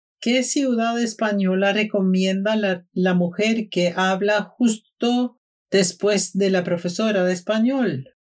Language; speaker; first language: Spanish; non-native, fluent; Norwegian